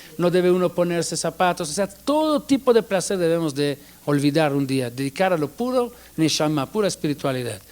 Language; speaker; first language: Spanish; non-native, fluent; Hebrew